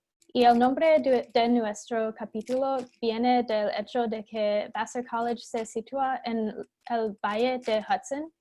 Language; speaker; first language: Spanish; non-native, fluent; English